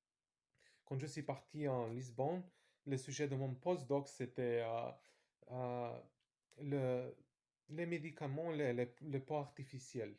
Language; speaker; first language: French; non-native, fluent; Serbian